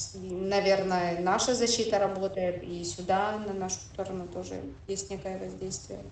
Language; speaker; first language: Russian; native; Russian